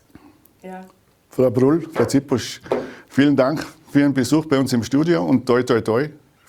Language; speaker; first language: German; native; German